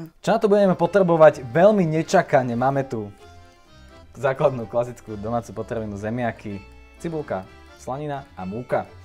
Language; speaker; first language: Slovak; native; Slovak